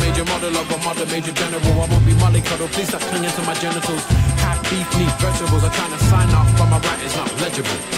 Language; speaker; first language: English; native; English